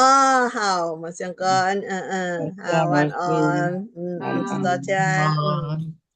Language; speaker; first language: Chinese; non-native, local second language; Hakka Chinese